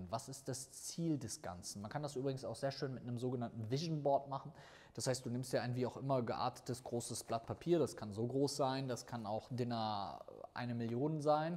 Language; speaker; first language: German; native; German